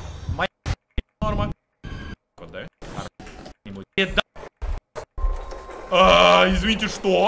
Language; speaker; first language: Russian; native; Russian